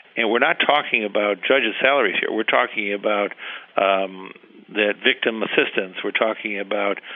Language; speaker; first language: English; early bilingual, heritage; Spanish